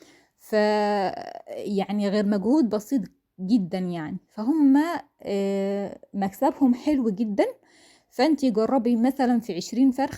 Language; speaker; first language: Arabic; native; Arabic